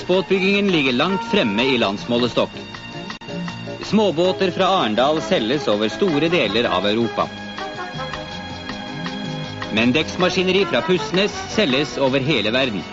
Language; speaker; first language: Norwegian; native; Norwegian